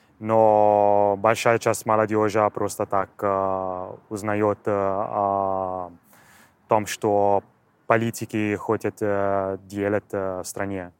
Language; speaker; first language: Russian; non-native, fluent; Italian